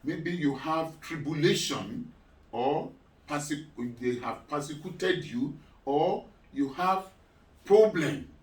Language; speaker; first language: English; non-native, local second language; Yoruba